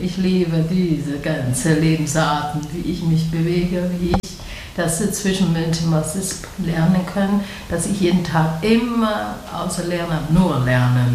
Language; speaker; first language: German; non-native, learner; Chinese